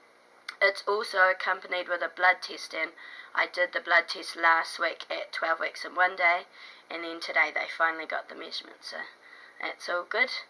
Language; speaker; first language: English; native; English